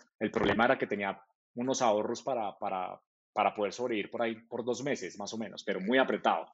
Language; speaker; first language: Spanish; native; Spanish